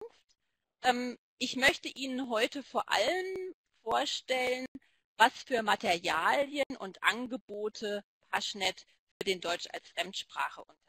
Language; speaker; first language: German; native; German